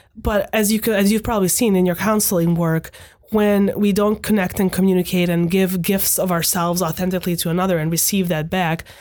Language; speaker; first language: English; non-native, fluent; Hungarian